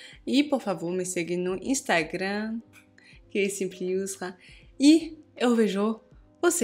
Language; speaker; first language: Portuguese; non-native, fluent; French